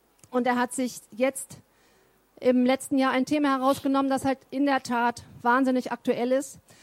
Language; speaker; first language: German; native; German